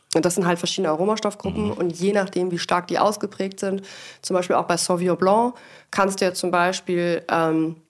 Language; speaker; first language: German; native; German